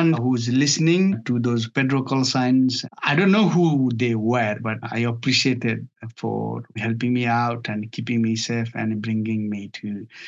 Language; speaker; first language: English; non-native, fluent; Nepali